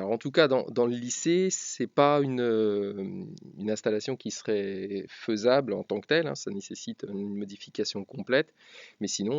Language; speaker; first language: French; native; French